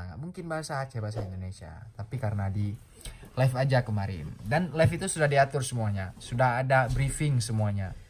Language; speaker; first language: Indonesian; non-native, local second language; Achinese